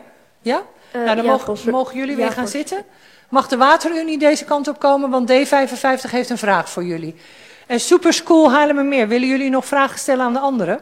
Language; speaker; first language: Dutch; native; Dutch